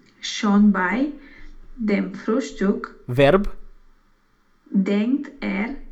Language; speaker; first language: German; non-native, learner; Romanian